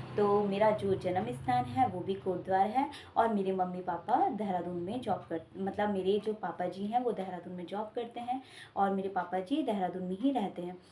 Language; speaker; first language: Hindi; native; Hindi